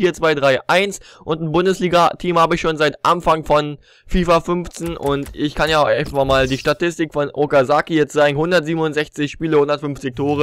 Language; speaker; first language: German; native; German